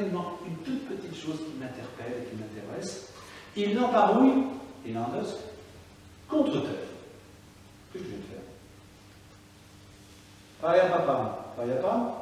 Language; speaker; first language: French; native; French